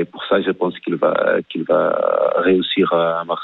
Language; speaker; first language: French; non-native, fluent; Portuguese